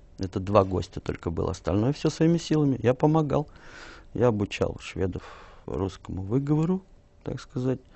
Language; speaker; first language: Russian; native; Russian